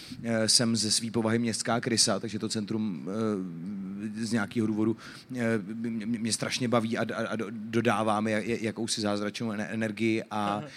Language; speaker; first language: Czech; native; Czech